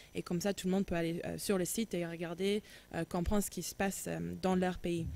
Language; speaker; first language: French; non-native, fluent; English